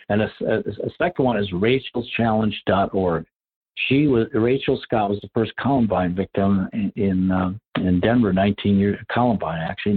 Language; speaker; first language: English; native; English